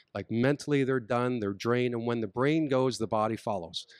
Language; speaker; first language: English; native; English